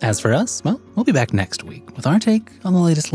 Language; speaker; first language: English; native; English